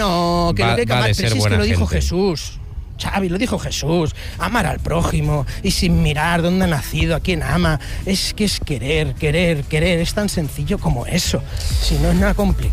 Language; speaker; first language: Spanish; native; Spanish